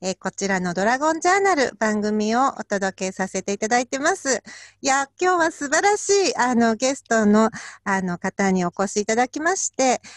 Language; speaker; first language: Japanese; native; Japanese